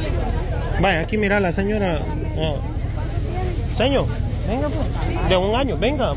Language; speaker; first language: Spanish; native; Spanish